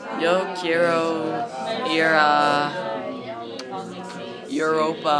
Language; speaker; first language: Spanish; non-native, learner; English